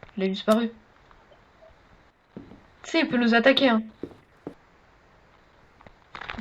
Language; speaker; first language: French; native; French